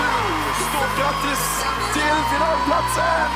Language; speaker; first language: Swedish; native; Swedish